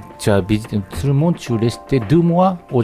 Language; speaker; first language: French; non-native, learner; Japanese